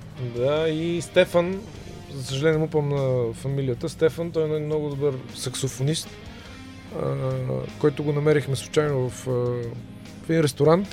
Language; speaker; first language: Bulgarian; native; Bulgarian